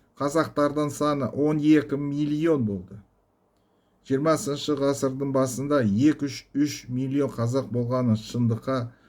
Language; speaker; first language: Kazakh; non-native, local second language; Russian